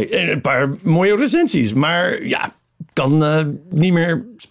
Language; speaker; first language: Dutch; non-native, fluent; English